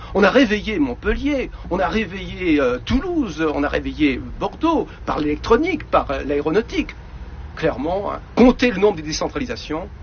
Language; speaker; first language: French; native; French